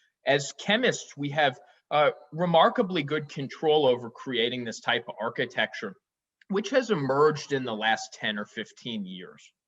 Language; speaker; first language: English; native; English